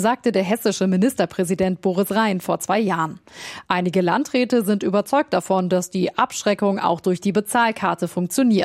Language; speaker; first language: German; native; German